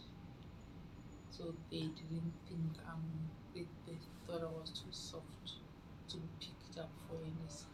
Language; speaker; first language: English; non-native, local second language; Tswana